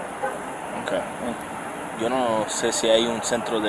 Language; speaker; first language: Spanish; early bilingual, other home language; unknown